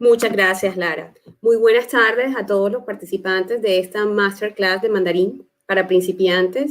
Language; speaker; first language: Spanish; native; Spanish